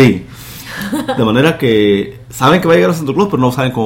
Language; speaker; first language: Spanish; native; Spanish